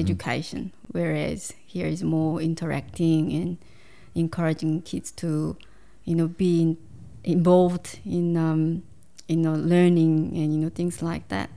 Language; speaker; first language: English; non-native, fluent; Korean